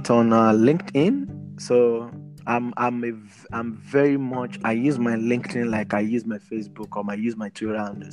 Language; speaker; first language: English; non-native, local second language; Yoruba